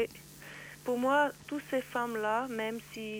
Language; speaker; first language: French; non-native, learner; Swiss German